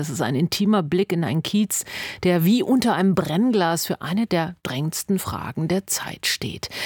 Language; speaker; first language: German; native; German